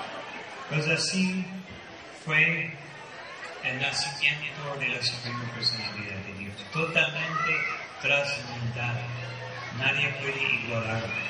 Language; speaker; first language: Spanish; non-native, fluent; Portuguese